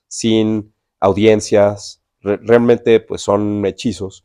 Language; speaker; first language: Spanish; native; Spanish